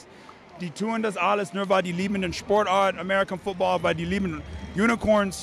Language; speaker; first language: German; non-native, fluent; English